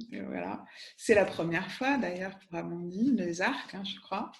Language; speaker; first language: French; native; French